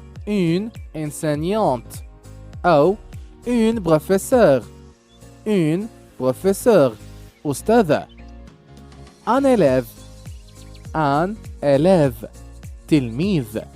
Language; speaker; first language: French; non-native, local second language; Arabic